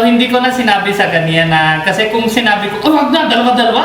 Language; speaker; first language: Filipino; non-native, learner; Punjabi